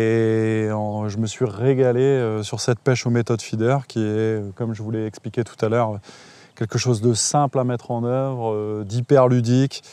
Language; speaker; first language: French; native; French